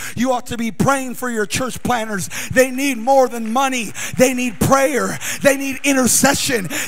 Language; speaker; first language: English; native; English